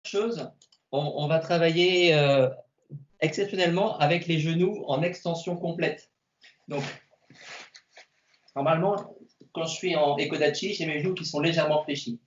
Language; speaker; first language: French; native; French